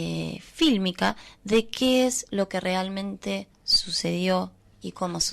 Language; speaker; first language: Spanish; native; Spanish